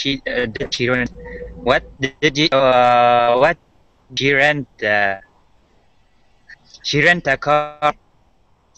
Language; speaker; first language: English; non-native, learner; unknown